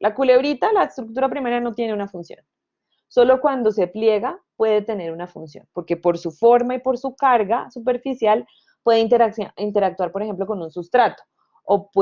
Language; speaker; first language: Spanish; native; Spanish